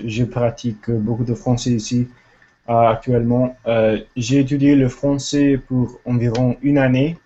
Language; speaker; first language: French; non-native, learner; English